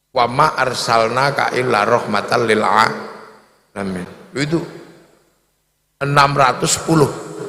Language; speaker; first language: Indonesian; non-native, local second language; Javanese